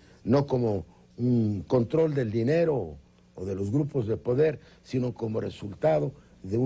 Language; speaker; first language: Spanish; native; Spanish